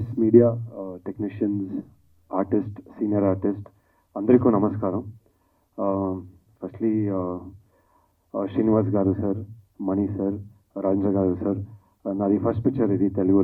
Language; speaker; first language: Telugu; non-native, learner; Kannada